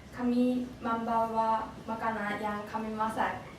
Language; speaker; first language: Indonesian; non-native, learner; Japanese